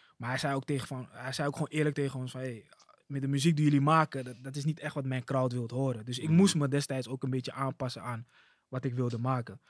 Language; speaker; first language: Dutch; early bilingual, other home language; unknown